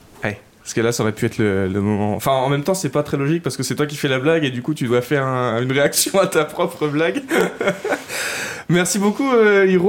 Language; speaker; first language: French; native; French